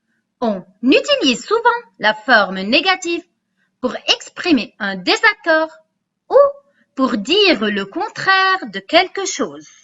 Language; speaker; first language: French; non-native, local second language; Arabic